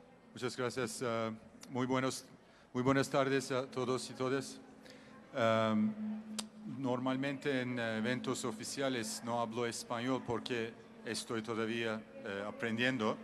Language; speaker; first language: Spanish; non-native, learner; Turkish